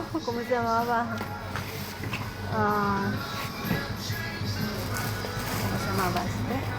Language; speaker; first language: Spanish; non-native, learner; Filipino